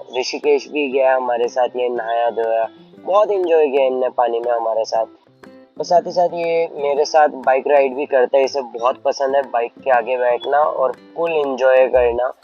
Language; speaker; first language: Hindi; native; Hindi